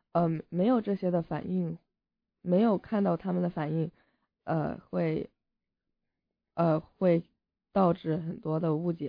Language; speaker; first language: Chinese; early bilingual, heritage; English